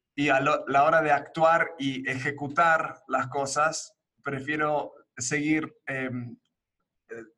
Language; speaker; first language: Spanish; early bilingual, other home language; English